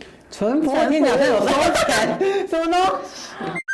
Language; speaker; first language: Chinese; native; Chinese